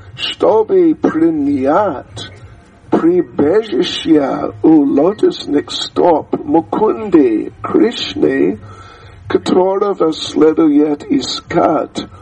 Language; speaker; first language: Russian; non-native, learner; English